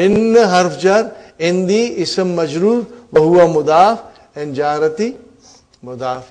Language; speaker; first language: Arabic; non-native, fluent; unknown